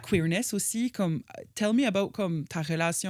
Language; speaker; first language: French; native; French